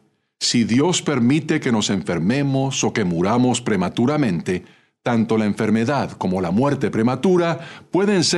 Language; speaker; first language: Spanish; native; Spanish